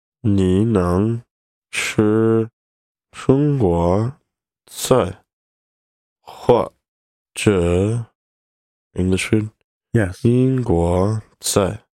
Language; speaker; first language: Chinese; non-native, learner; English